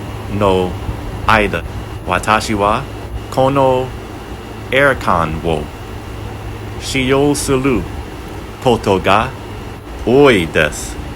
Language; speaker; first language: Japanese; non-native, learner; English